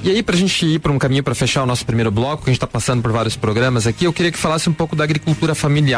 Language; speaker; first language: Portuguese; native; Portuguese